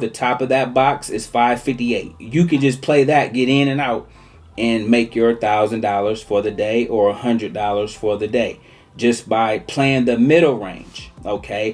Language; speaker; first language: English; native; English